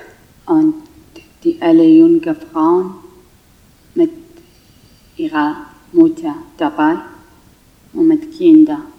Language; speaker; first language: German; non-native, learner; Kurdish